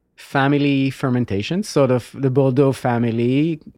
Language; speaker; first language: English; non-native, fluent; Hebrew